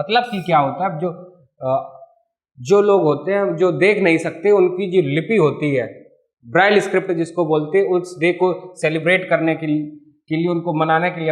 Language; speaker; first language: Hindi; native; Hindi